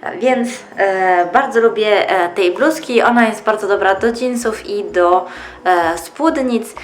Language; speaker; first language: Polish; early bilingual, heritage; Polish